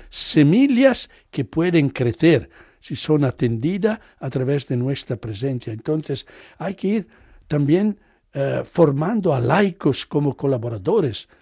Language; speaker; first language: Spanish; native; Spanish